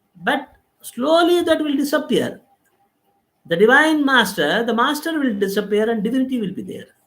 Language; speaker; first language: English; non-native, local second language; Telugu